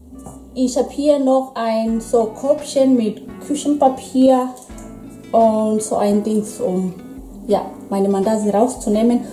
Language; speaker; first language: German; non-native, fluent; Swahili